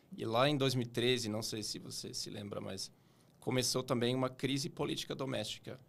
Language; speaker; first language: Portuguese; non-native, fluent; German